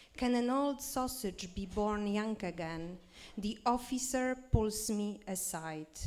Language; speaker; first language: English; non-native, fluent; Polish